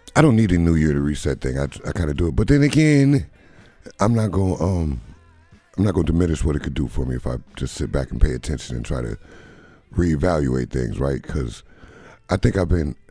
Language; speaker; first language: English; native; English